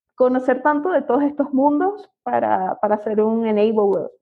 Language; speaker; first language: Spanish; native; Spanish